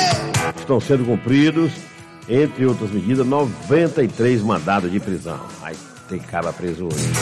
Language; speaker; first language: Portuguese; native; Portuguese